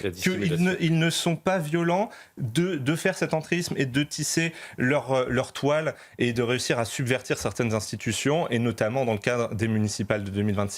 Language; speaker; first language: French; native; French